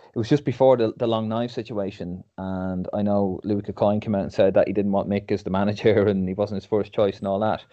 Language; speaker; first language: English; native; English